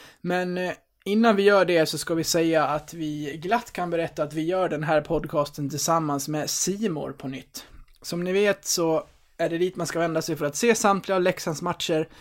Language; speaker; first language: Swedish; native; Swedish